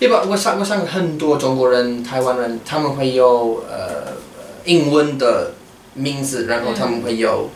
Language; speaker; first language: Chinese; non-native, learner; English